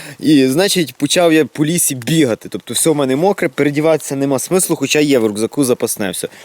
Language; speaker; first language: Ukrainian; native; Ukrainian